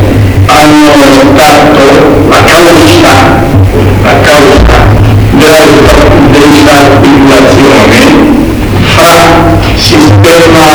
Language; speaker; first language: Italian; non-native, learner; Spanish